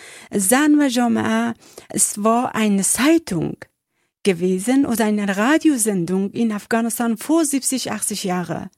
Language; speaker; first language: German; non-native, learner; Persian